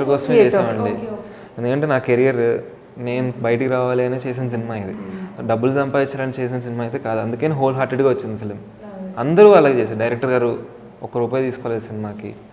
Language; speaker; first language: Telugu; native; Telugu